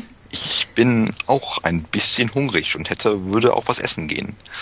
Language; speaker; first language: German; native; German